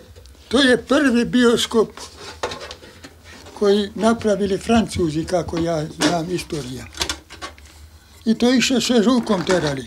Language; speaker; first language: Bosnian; non-native, local second language; Hungarian